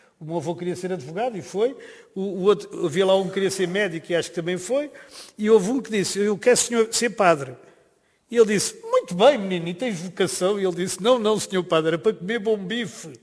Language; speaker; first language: Portuguese; native; Portuguese